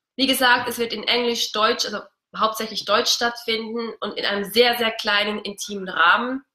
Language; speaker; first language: German; native; German